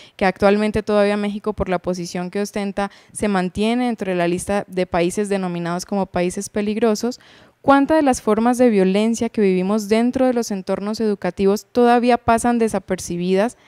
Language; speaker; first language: Spanish; native; Spanish